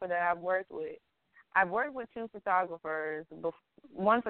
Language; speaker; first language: English; native; English